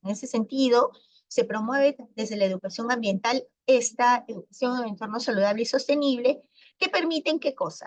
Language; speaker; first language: Spanish; native; Spanish